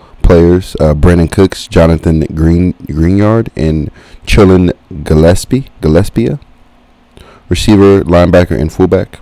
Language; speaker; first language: English; native; English